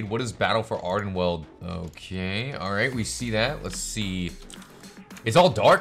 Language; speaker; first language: English; native; English